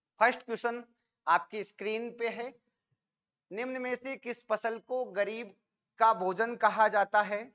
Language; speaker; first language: Hindi; native; Hindi